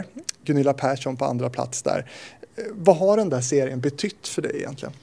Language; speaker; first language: Swedish; native; Swedish